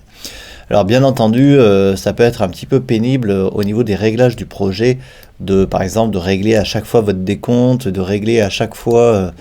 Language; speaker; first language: French; native; French